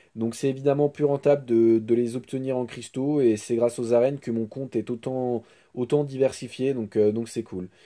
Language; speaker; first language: French; native; French